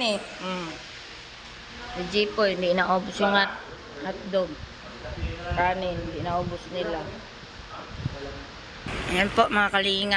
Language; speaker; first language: Filipino; non-native, local second language; Cebuano